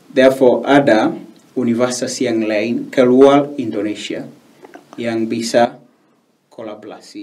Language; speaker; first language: Malay; non-native, learner; Swahili